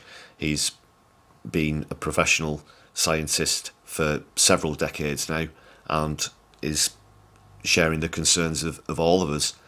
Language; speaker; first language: English; native; English